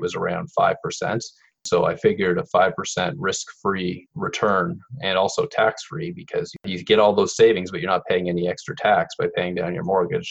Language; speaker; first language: English; native; English